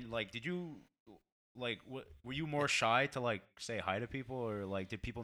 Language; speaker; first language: English; early bilingual, other home language; Portuguese